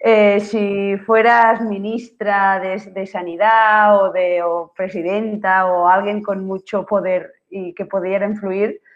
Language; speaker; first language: Spanish; non-native, local second language; Catalan